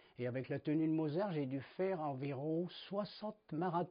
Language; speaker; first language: French; native; French